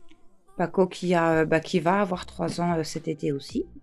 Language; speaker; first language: French; native; French